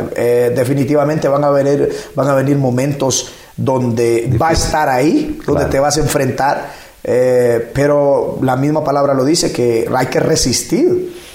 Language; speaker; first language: Spanish; native; Spanish